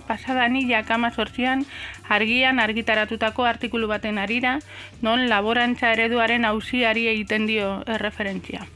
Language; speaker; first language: Basque; native; Basque